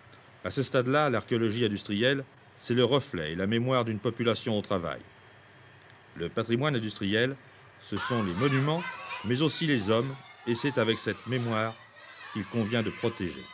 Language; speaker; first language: French; native; French